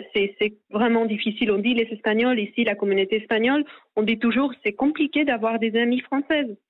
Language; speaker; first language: French; non-native, fluent; Spanish